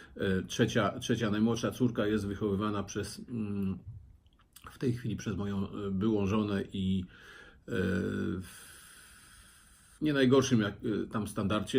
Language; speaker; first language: Polish; native; Polish